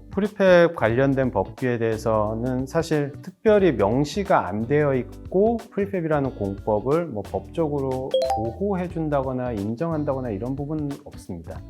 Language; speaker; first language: Korean; native; Korean